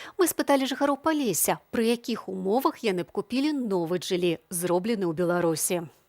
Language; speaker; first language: Belarusian; native; Belarusian